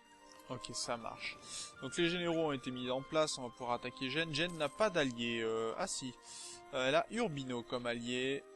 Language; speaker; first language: French; native; French